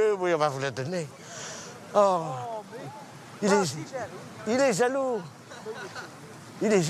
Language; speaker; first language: French; native; French